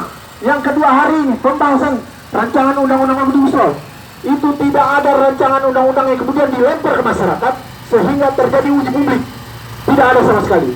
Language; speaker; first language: Indonesian; native; Indonesian